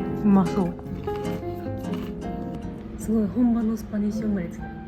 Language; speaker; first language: Japanese; native; Japanese